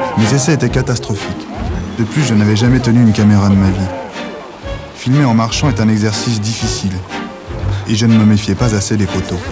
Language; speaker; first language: French; native; French